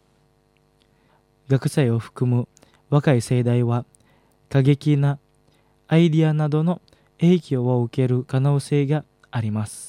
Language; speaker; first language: Japanese; non-native, fluent; Indonesian